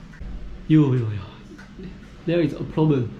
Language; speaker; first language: English; non-native, learner; Chinese